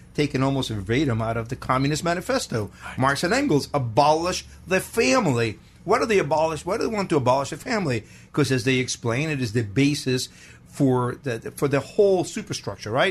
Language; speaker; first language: English; non-native, fluent; Spanish